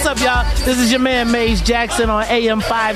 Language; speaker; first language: English; native; English